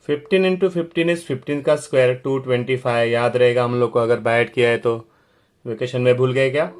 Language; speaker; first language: Hindi; non-native, local second language; Marathi